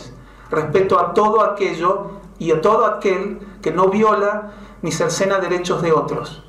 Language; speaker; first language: Spanish; native; Spanish